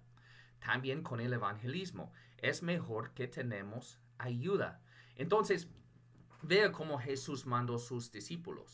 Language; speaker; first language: Spanish; non-native, fluent; English